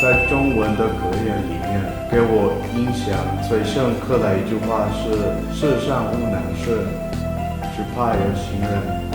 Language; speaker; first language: Chinese; non-native, learner; Spanish